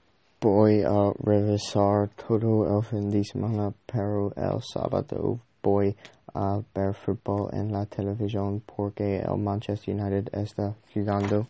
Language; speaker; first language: Spanish; non-native, learner; English